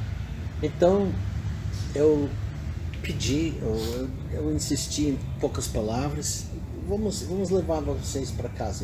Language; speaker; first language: Portuguese; non-native, fluent; English